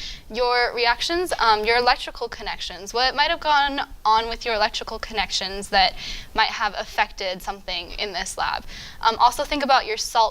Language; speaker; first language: English; native; English